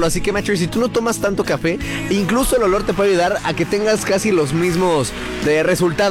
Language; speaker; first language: Spanish; native; Spanish